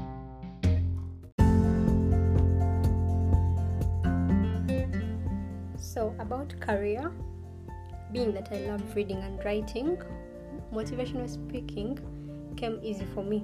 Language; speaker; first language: English; non-native, local second language; Ganda